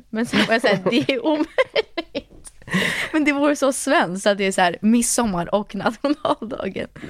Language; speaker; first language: Swedish; native; Swedish